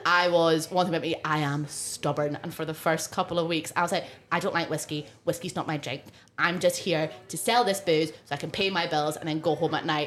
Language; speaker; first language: English; non-native, local second language; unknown